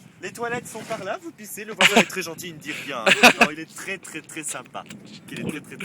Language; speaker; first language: French; native; French